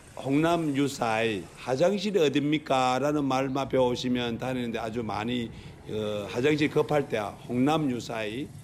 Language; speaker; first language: Korean; native; Korean